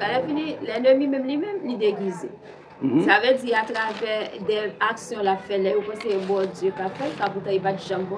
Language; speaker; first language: French; non-native, local second language; Haitian Creole